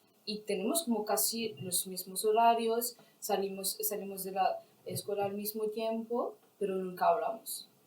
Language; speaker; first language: Spanish; non-native, fluent; Arabic